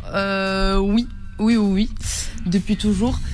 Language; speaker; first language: French; native; French